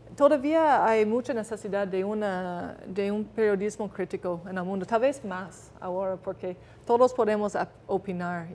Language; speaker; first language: Spanish; non-native, fluent; English